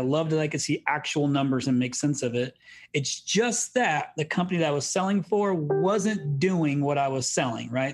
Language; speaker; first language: English; native; English